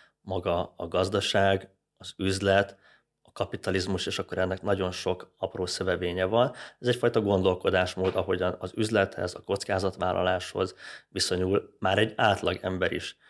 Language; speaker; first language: Hungarian; native; Hungarian